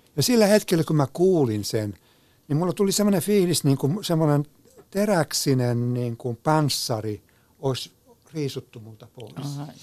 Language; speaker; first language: Finnish; native; Finnish